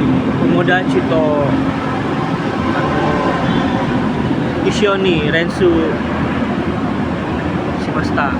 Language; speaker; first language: Japanese; non-native, learner; Indonesian